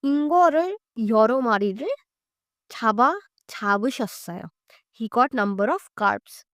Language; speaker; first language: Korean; non-native, learner; Hindi